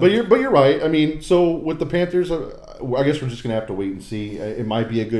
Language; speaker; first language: English; native; English